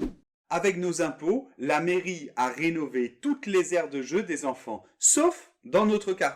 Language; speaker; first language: French; native; French